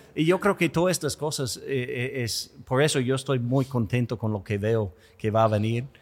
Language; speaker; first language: Spanish; non-native, fluent; English